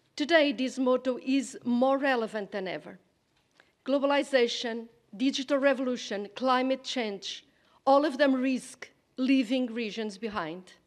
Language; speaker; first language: English; non-native, fluent; Portuguese